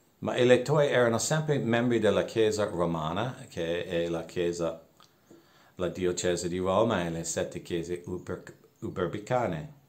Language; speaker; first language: Italian; non-native, fluent; English